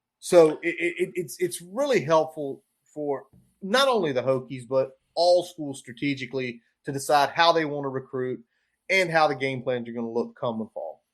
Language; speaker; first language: English; native; English